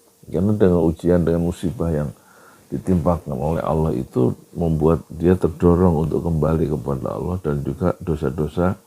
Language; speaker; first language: Indonesian; native; Indonesian